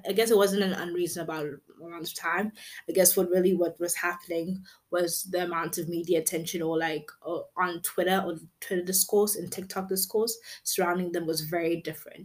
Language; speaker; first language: English; native; English